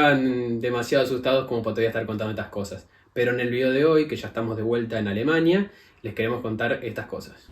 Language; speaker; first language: Spanish; native; Spanish